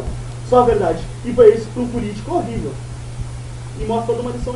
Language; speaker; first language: Portuguese; native; Portuguese